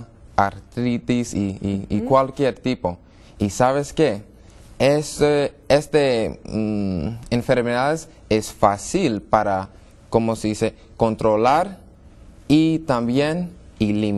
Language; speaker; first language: Spanish; non-native, learner; English